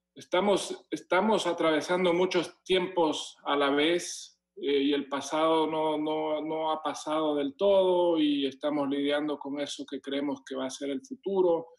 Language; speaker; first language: Spanish; native; Spanish